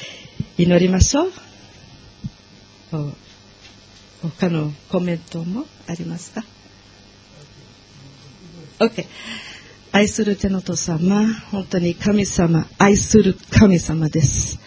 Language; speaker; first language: Japanese; non-native, learner; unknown